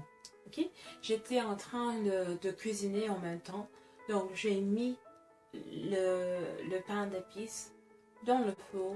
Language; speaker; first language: French; non-native, fluent; English